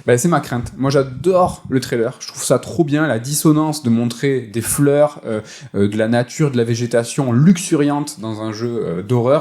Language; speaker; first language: French; native; French